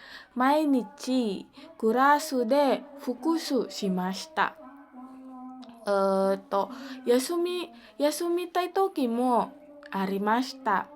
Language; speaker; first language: Japanese; non-native, learner; Indonesian